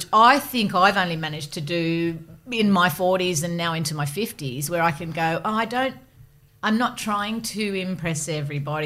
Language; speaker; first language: English; native; English